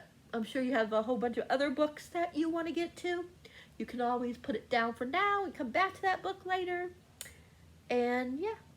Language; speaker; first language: English; native; English